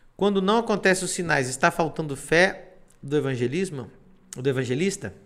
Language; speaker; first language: Portuguese; non-native, fluent; Spanish